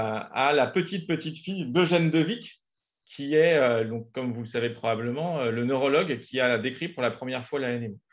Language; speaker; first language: French; native; French